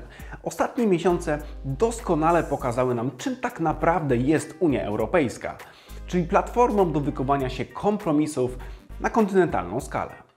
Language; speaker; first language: Polish; native; Polish